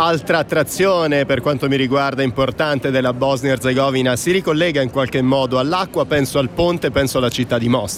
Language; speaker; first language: Italian; native; Italian